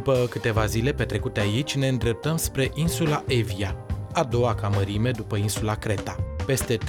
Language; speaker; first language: Romanian; native; Romanian